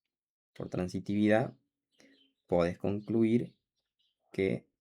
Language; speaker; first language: Spanish; native; Spanish